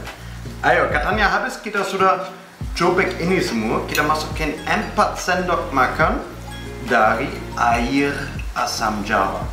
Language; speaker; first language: Indonesian; non-native, fluent; German